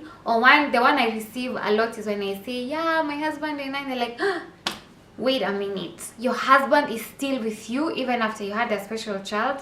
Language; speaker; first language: English; non-native, local second language; Swahili